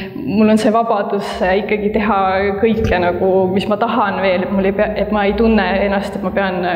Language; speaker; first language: Estonian; native; Estonian